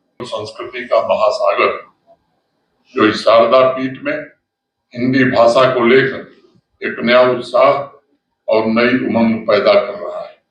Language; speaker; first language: Hindi; native; Hindi